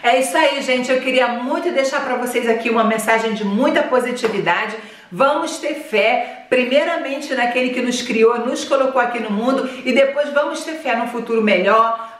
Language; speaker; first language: Portuguese; native; Portuguese